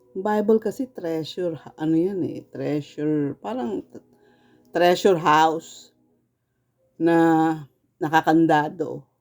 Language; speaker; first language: Filipino; native; Filipino